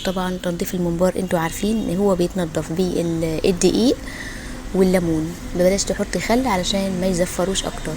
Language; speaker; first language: Arabic; native; Arabic